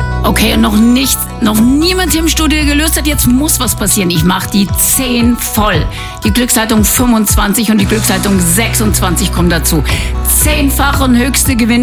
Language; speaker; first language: German; native; German